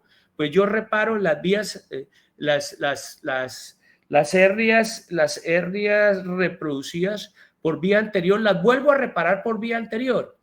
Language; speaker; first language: Spanish; native; Spanish